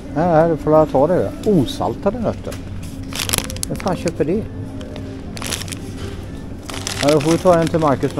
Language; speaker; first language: Swedish; native; Swedish